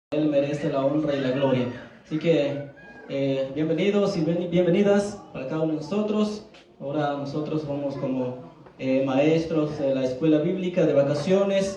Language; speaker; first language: Spanish; non-native, local second language; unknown